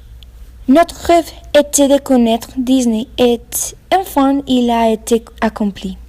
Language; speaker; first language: French; non-native, learner; Spanish